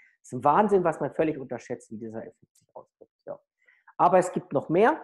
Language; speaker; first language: German; native; German